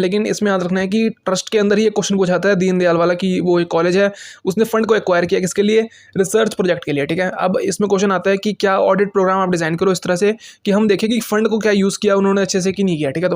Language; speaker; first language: Hindi; native; Hindi